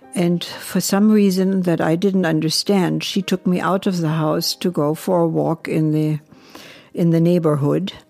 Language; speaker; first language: English; non-native, fluent; German